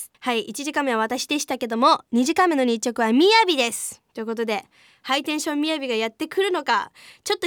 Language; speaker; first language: Japanese; native; Japanese